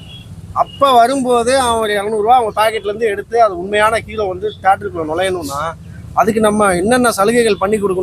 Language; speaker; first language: Tamil; native; Tamil